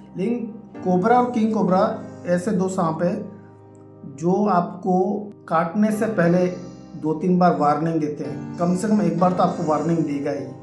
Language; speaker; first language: Hindi; non-native, local second language; Bangla